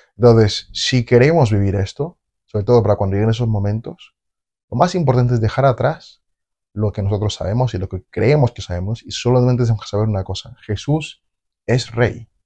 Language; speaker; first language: Spanish; native; Spanish